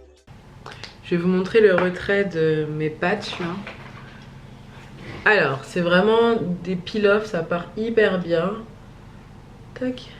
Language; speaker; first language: French; native; French